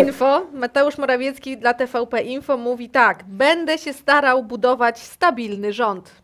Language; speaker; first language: Polish; native; Polish